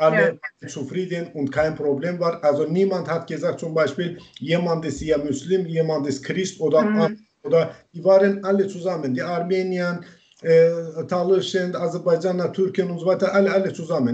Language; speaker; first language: German; non-native, learner; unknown